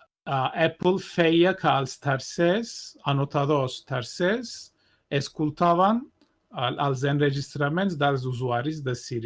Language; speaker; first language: Catalan; non-native, fluent; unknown